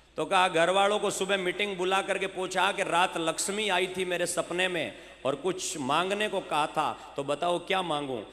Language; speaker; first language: Hindi; native; Hindi